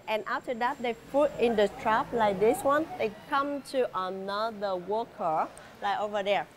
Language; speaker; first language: English; non-native, learner; Vietnamese